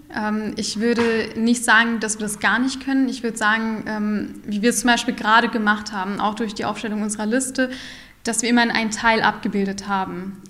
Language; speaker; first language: German; early bilingual, other home language; Urdu